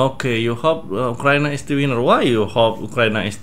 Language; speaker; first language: English; non-native, learner; Indonesian